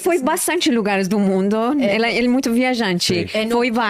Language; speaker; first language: Portuguese; non-native, learner; Persian